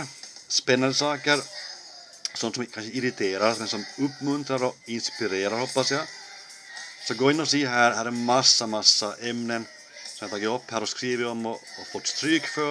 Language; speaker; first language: Swedish; native; Swedish